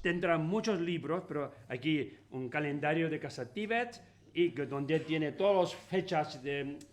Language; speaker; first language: Spanish; non-native, learner; Tibetan